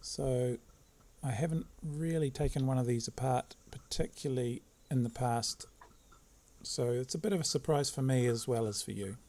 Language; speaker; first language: English; native; English